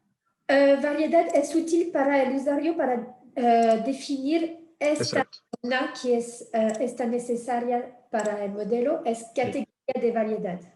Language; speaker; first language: Spanish; non-native, fluent; French